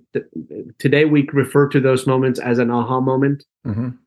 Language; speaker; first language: English; early bilingual, other home language; Arabic